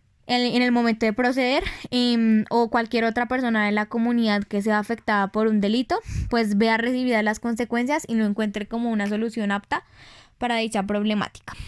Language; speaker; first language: Spanish; native; Spanish